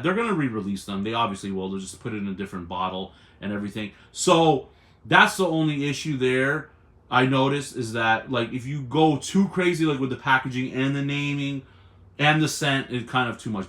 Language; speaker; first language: English; native; English